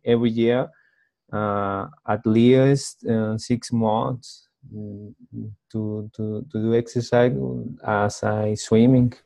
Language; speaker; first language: English; non-native, learner; Spanish